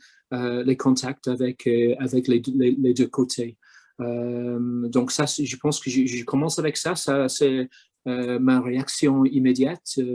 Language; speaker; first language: French; non-native, fluent; English